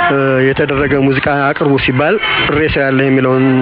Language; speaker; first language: Amharic; native; Amharic